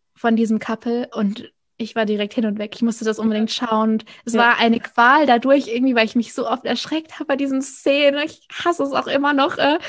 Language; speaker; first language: German; native; German